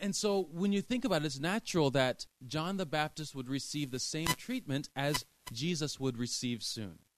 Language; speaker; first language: English; native; English